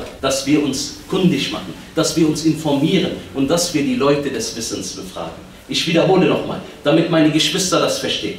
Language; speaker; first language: German; early bilingual, other home language; Arabic